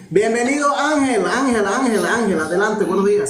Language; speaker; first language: Spanish; non-native, local second language; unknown